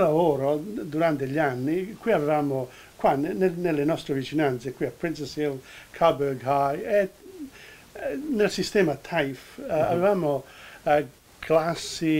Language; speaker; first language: Italian; early bilingual, heritage; Italian